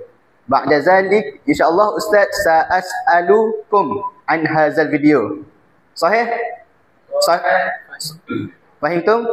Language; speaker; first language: Arabic; non-native, learner; Malay